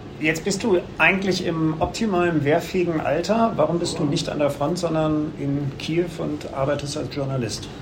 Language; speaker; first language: German; native; German